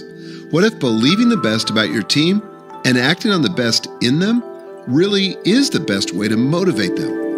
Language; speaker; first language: English; native; English